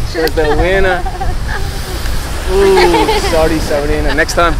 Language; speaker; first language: English; native; English